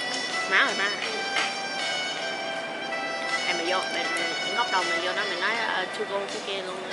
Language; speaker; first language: Vietnamese; early bilingual, heritage; English